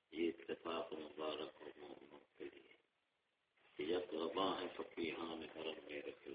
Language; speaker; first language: Urdu; non-native, local second language; Punjabi